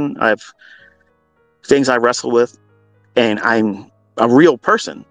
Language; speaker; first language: English; native; English